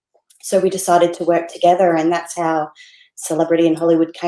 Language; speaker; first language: English; native; English